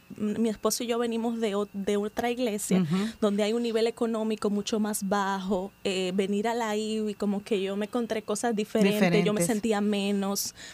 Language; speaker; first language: Spanish; native; Spanish